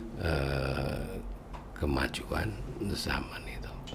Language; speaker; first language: Indonesian; native; Indonesian